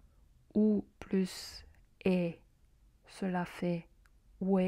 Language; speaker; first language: French; non-native, fluent; Korean